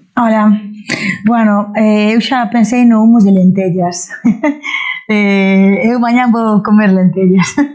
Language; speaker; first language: Galician; non-native, local second language; Spanish